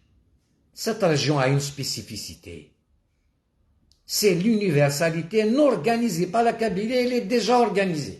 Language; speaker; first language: French; non-native, local second language; Kabyle